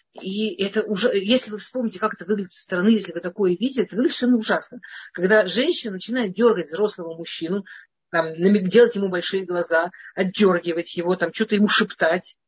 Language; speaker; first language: Russian; early bilingual, heritage; Russian